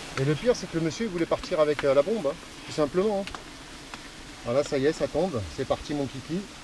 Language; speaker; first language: French; native; French